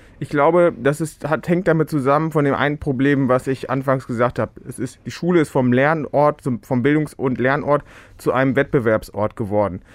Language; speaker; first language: German; early bilingual, other home language; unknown